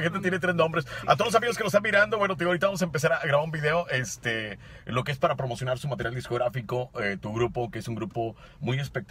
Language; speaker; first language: Spanish; native; Spanish